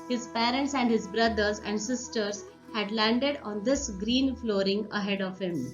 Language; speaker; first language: English; non-native, local second language; Marathi